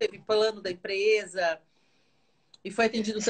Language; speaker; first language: Portuguese; native; Portuguese